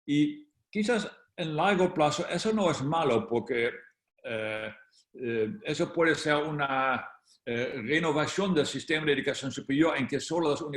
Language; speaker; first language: Spanish; non-native, fluent; Dutch